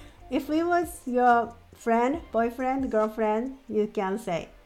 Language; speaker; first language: English; non-native, fluent; Japanese